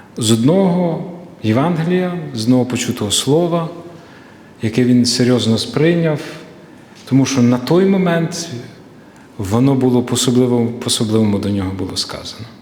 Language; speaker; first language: Ukrainian; native; Ukrainian